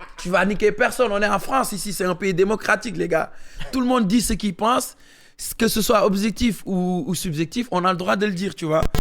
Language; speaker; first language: French; non-native, local second language; Wolof